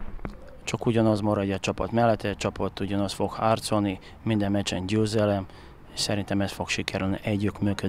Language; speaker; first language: Hungarian; non-native, learner; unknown